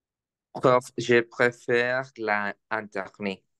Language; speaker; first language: French; non-native, learner; Spanish